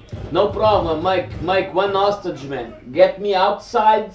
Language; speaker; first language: English; non-native, fluent; Portuguese